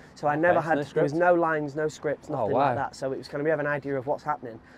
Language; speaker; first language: English; native; English